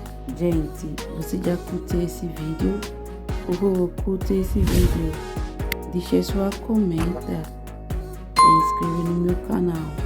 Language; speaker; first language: Portuguese; non-native, learner; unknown